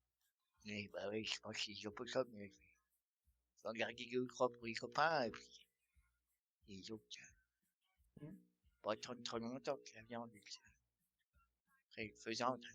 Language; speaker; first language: French; native; French